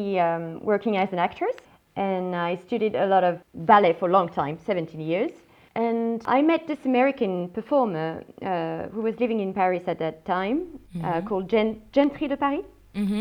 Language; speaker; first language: English; non-native, fluent; French